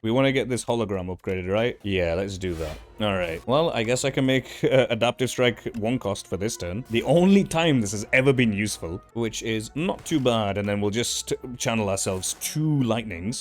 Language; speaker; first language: English; native; English